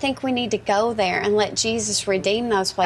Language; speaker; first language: English; native; English